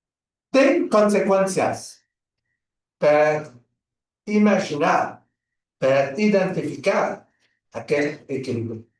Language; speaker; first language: Catalan; non-native, learner; French